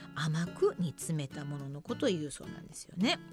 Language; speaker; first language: Japanese; native; Japanese